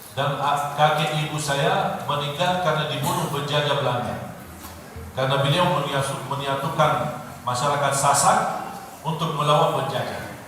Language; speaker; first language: Indonesian; non-native, fluent; Arabic